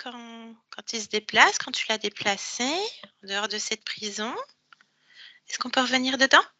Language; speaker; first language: French; native; French